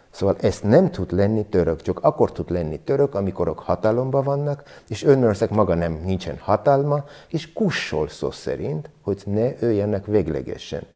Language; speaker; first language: Hungarian; non-native, learner; Armenian